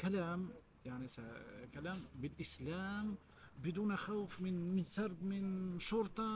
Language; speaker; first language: Arabic; non-native, learner; Albanian